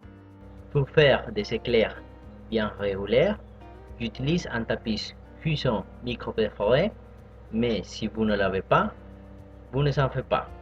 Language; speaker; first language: French; non-native, fluent; Spanish